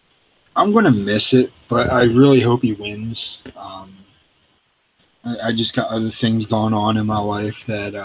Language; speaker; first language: English; native; English